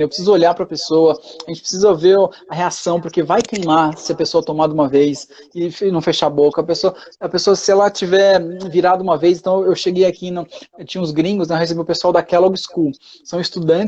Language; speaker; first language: Portuguese; native; Portuguese